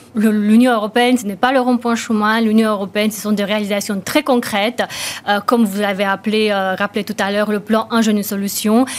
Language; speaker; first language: French; non-native, fluent; Romanian